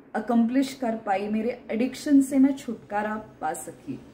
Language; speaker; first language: Hindi; non-native, local second language; Marathi